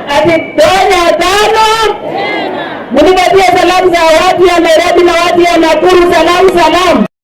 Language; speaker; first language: Swahili; non-native, local second language; Masai